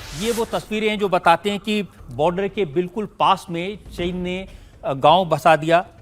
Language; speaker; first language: Hindi; native; Hindi